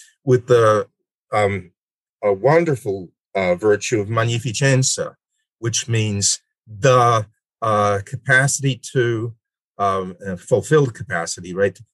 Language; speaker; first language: English; native; English